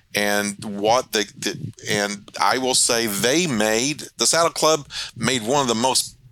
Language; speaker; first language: English; native; English